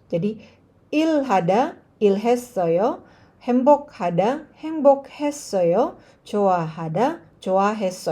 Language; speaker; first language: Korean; non-native, fluent; Indonesian